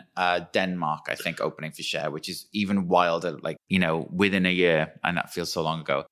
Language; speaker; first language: English; native; English